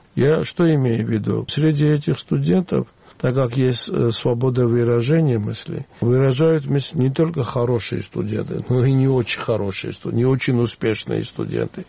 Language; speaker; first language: Russian; non-native, local second language; Georgian